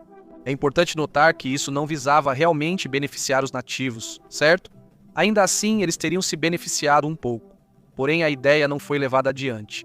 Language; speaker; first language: Portuguese; native; Portuguese